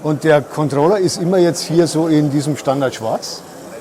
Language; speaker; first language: German; native; German